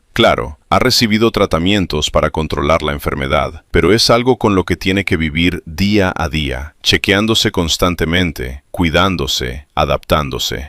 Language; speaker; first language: Spanish; native; Spanish